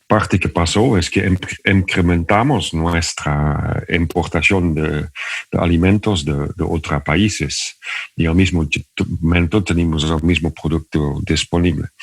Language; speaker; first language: Spanish; non-native, fluent; Dutch